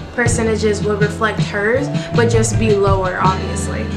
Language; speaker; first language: English; native; English